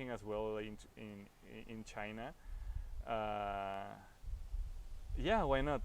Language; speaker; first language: English; non-native, fluent; Spanish